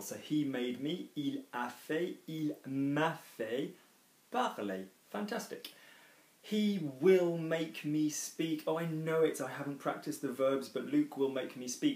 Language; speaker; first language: English; native; English